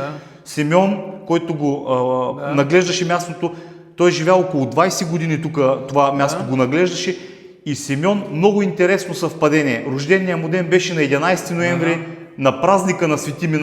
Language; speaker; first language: Bulgarian; native; Bulgarian